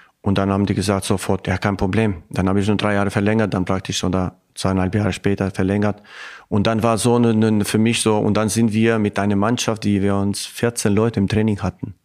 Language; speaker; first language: German; non-native, fluent; Albanian